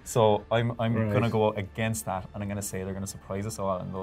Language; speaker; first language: English; native; English